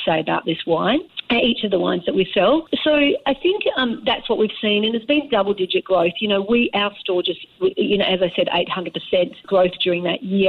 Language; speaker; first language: English; native; English